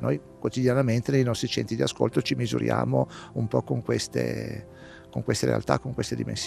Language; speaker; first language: Italian; native; Italian